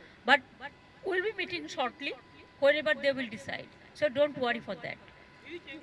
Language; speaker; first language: English; non-native, local second language; Bangla